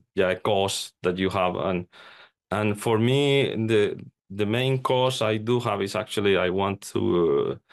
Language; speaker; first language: English; non-native, fluent; Spanish